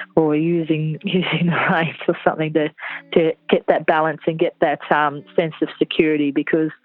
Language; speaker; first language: English; native; English